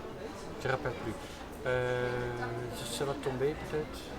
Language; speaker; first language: French; non-native, fluent; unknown